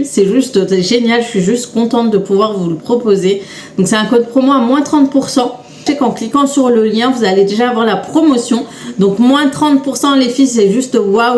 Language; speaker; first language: French; native; French